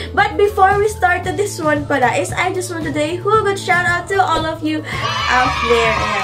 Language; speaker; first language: English; non-native, local second language; Filipino